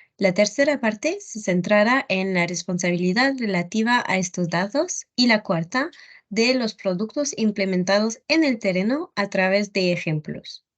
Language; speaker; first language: Spanish; non-native, fluent; French